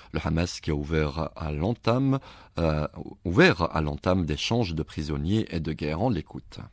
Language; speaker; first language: French; non-native, local second language; Arabic